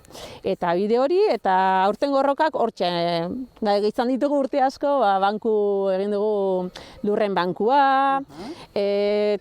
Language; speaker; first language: Basque; native; Basque